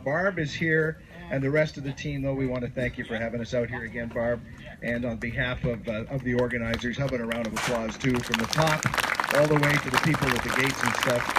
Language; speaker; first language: English; native; English